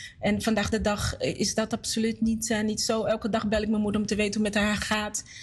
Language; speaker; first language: Dutch; non-native, fluent; Portuguese